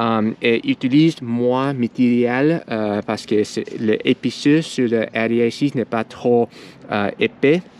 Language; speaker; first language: French; non-native, learner; English